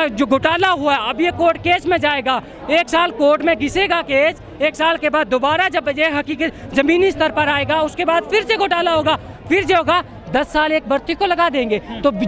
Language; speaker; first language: Hindi; native; Hindi